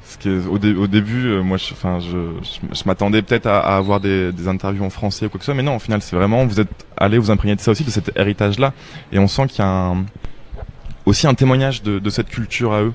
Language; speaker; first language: French; native; French